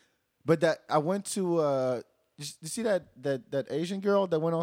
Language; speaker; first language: English; non-native, fluent; Wolof